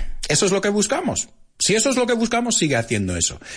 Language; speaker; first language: Spanish; early bilingual, heritage; Spanish